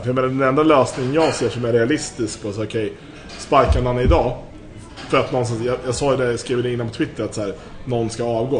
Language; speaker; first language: Swedish; native; Swedish